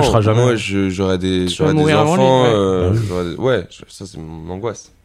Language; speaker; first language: French; native; French